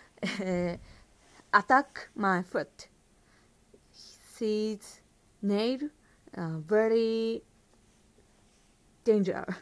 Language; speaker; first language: English; non-native, learner; Japanese